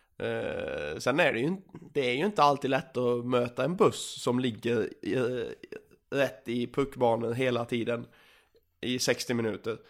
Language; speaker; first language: Swedish; native; Swedish